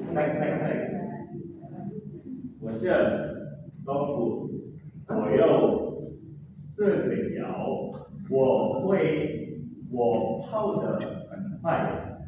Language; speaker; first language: Chinese; non-native, learner; Indonesian